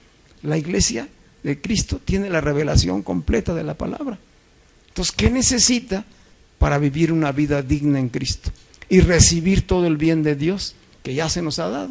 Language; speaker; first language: Spanish; native; Spanish